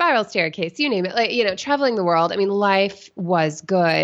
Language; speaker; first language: English; native; English